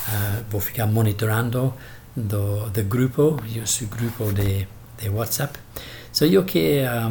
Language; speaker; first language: Portuguese; non-native, fluent; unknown